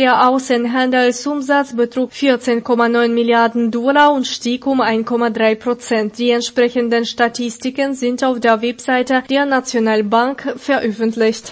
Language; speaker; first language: German; non-native, fluent; Russian